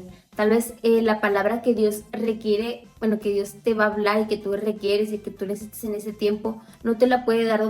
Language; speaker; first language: Spanish; native; Spanish